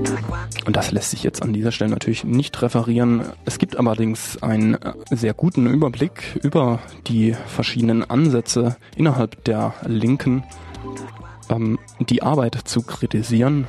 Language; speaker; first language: German; native; German